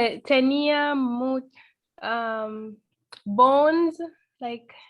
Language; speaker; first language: Spanish; non-native, learner; English